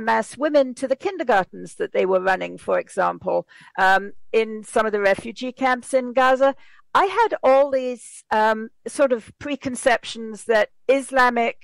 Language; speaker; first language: English; native; English